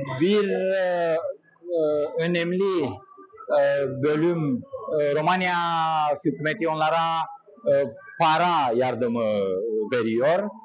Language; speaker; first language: Turkish; non-native, learner; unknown